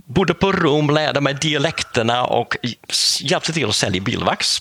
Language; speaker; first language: Swedish; non-native, fluent; Dutch